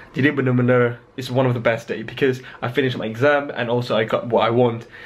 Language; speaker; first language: English; non-native, fluent; Indonesian